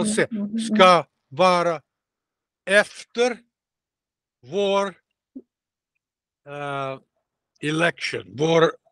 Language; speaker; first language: Swedish; non-native, learner; Russian